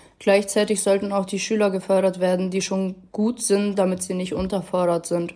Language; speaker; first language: German; early bilingual, other home language; Arabic